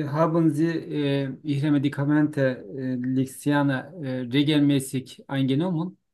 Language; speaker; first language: German; non-native, learner; Turkish